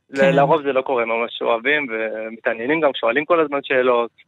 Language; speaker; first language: Hebrew; non-native, fluent; Turkish